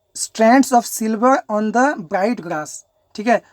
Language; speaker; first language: Hindi; non-native, local second language; Bangla